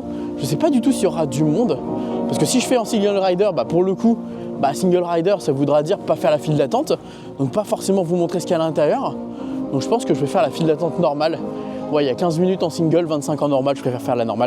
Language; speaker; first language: French; native; French